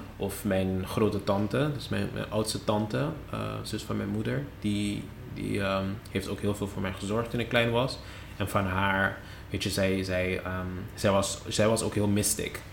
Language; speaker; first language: Dutch; non-native, local second language; Papiamento